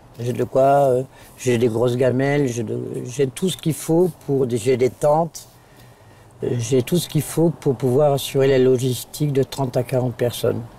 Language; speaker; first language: French; native; French